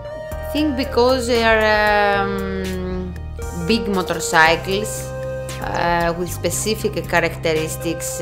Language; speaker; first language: English; non-native, fluent; Greek